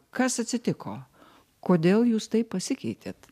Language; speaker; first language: Lithuanian; native; Lithuanian